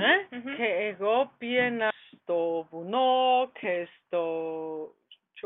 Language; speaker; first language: Greek; non-native, learner; German